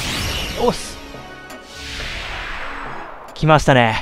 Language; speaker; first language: Japanese; native; Japanese